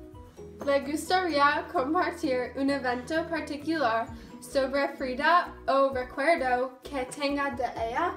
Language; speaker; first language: Spanish; non-native, learner; English